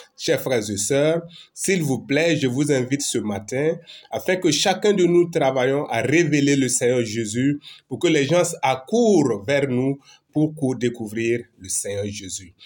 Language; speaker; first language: French; non-native, local second language; Mossi